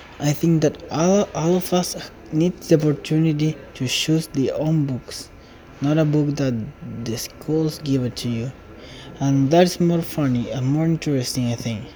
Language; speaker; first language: English; non-native, learner; Spanish